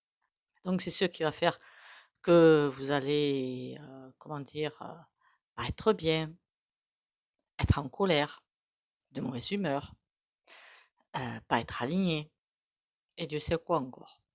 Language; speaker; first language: French; native; French